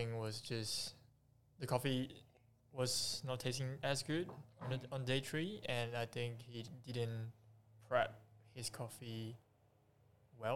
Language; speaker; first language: English; non-native, local second language; Chinese